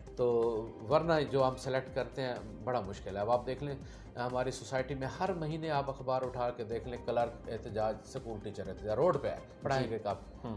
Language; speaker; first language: Urdu; non-native, local second language; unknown